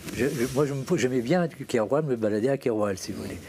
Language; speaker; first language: French; native; French